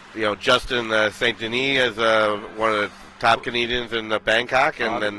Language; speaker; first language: English; native; English